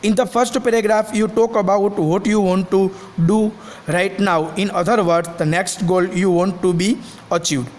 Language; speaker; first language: English; non-native, local second language; Gujarati